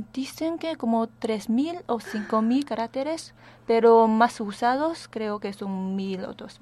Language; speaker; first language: Spanish; non-native, fluent; Chinese